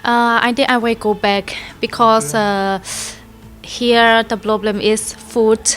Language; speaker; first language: English; non-native, learner; Chinese